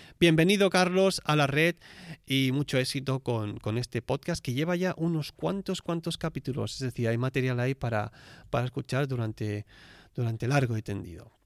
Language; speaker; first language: Spanish; native; Spanish